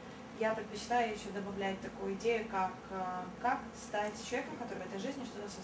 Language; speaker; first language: Russian; native; Russian